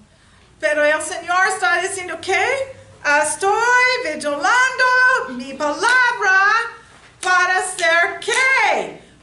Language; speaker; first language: Spanish; non-native, learner; English